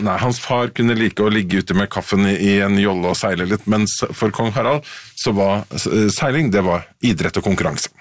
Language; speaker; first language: Norwegian; native; Norwegian